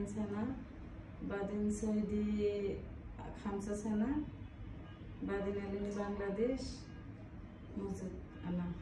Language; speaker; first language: Arabic; non-native, learner; Bangla